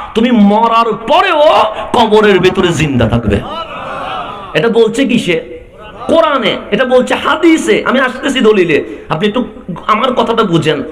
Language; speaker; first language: Bangla; non-native, local second language; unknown